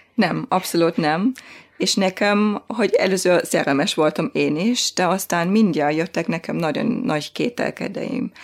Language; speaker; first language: Hungarian; non-native, fluent; German